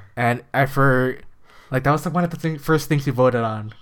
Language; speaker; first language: English; early bilingual, other home language; Filipino